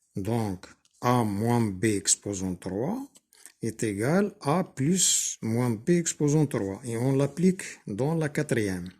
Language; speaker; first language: French; non-native, local second language; Arabic